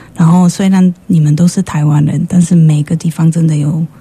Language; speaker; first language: Chinese; non-native, fluent; Polish